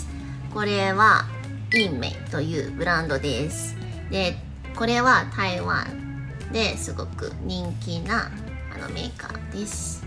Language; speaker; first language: Japanese; non-native, fluent; Chinese